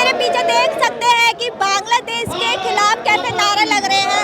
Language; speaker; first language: Hindi; native; Hindi